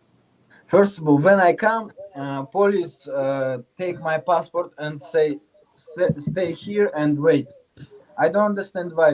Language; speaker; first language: English; non-native, learner; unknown